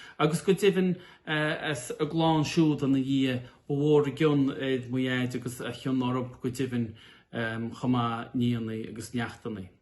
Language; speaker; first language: Irish; native; Irish